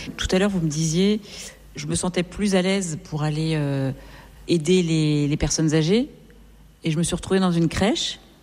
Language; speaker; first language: French; native; French